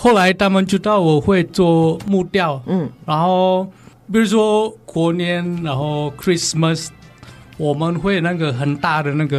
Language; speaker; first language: Chinese; non-native, learner; Balinese